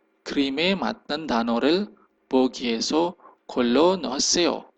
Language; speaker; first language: Korean; non-native, fluent; Indonesian